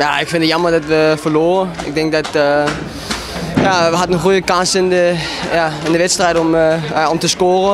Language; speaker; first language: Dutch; non-native, fluent; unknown